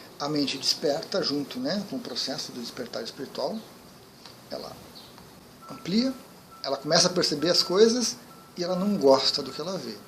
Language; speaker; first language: Portuguese; native; Portuguese